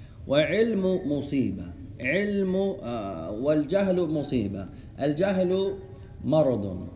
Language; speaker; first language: Arabic; non-native, fluent; English